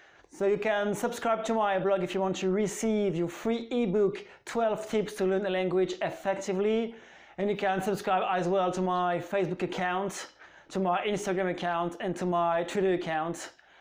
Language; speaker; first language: English; non-native, fluent; French